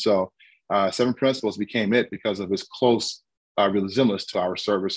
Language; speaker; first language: English; native; English